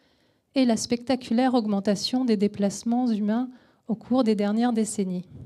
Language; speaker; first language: French; native; French